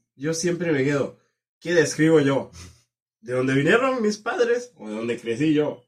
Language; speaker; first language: Spanish; non-native, fluent; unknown